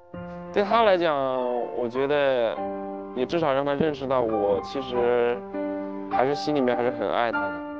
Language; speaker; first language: Chinese; native; Chinese